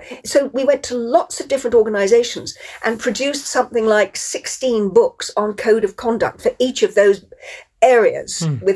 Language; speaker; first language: English; native; English